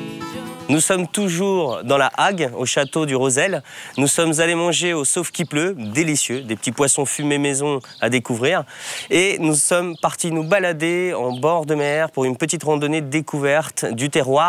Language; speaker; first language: French; native; French